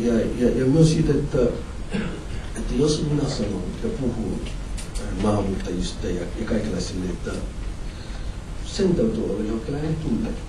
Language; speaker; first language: Finnish; non-native, fluent; Somali